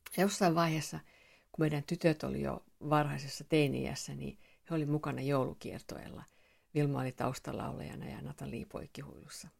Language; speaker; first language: Finnish; non-native, local second language; Swedish